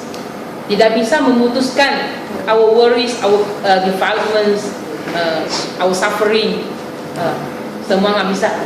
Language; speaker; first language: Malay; non-native, fluent; Chinese